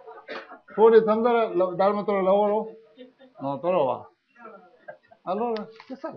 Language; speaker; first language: Italian; non-native, learner; Tibetan